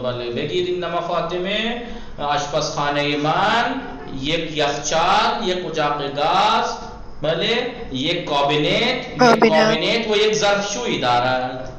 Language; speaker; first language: Persian; non-native, fluent; Urdu